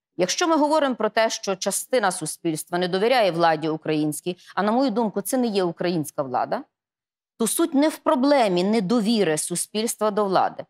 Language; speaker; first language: Ukrainian; native; Ukrainian